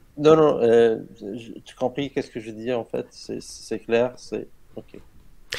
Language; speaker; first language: French; non-native, learner; Arabic